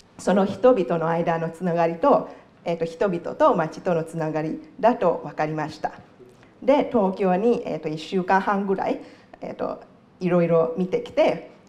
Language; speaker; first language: Japanese; non-native, fluent; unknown